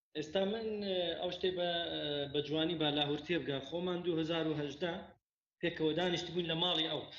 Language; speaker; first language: Central Kurdish; non-native, local second language; Kurdish